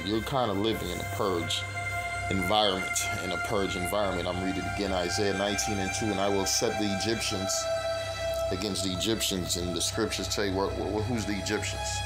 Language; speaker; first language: English; native; English